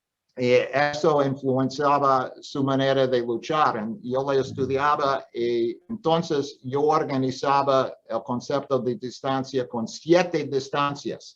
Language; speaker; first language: Spanish; non-native, fluent; English